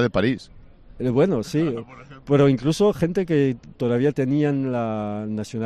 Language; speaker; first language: Spanish; early bilingual, heritage; French